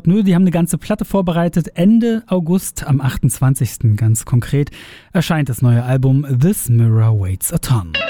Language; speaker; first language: German; native; German